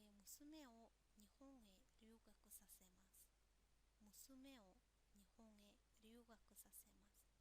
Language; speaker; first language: Japanese; non-native, fluent; Mongolian